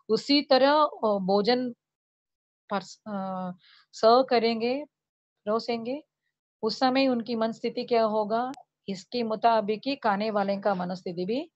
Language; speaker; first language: Hindi; non-native, local second language; Tamil